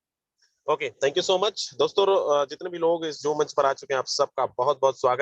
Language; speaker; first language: Hindi; native; Hindi